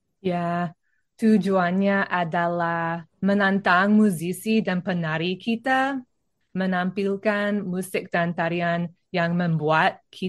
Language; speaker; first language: Indonesian; non-native, learner; English